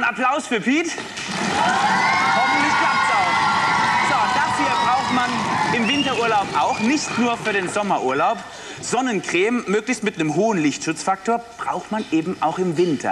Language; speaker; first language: German; native; German